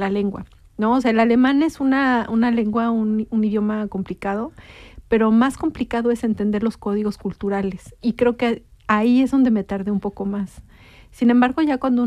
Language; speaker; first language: Spanish; native; Spanish